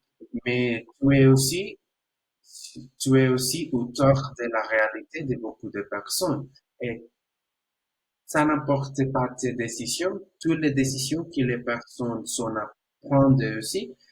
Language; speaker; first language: French; non-native, learner; Spanish